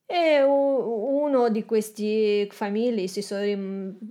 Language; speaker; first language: Italian; non-native, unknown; Russian